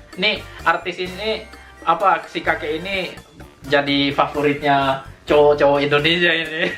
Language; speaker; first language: Indonesian; native; Indonesian